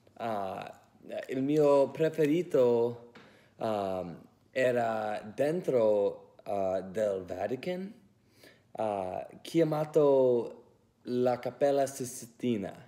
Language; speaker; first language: Italian; early bilingual, heritage; English